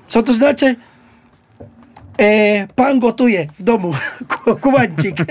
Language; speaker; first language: Polish; non-native, learner; Spanish